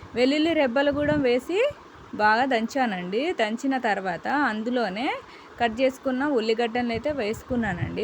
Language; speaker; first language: Telugu; non-native, local second language; Lambadi